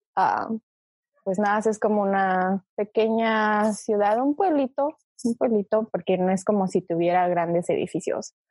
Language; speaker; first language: Spanish; early bilingual, other home language; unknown